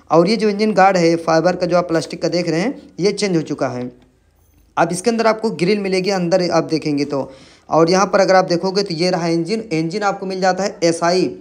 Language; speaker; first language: Hindi; native; Hindi